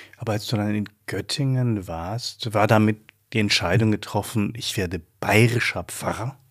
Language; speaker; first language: German; native; German